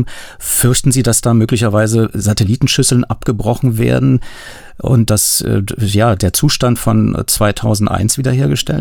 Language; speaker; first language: German; native; German